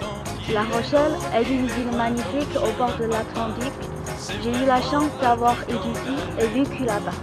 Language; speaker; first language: French; non-native, fluent; Chinese